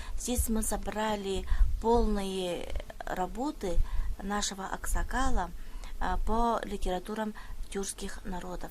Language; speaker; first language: Russian; non-native, local second language; Yakut